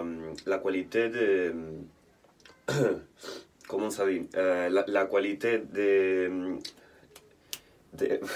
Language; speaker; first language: French; non-native, learner; Spanish